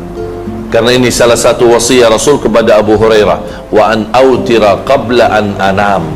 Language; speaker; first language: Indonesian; non-native, fluent; Arabic